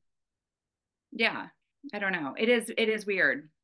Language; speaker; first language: English; native; English